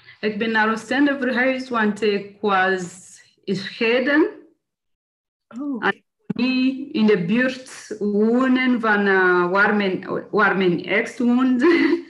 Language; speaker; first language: Dutch; non-native, learner; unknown